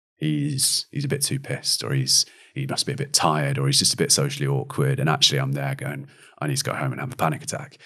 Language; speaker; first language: English; native; English